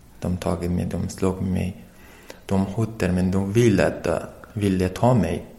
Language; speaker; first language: Swedish; non-native, learner; Persian